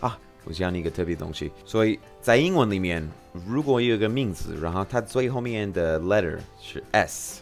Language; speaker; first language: Chinese; non-native, fluent; English